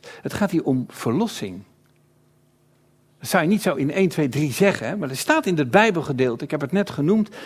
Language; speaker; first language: Dutch; native; Dutch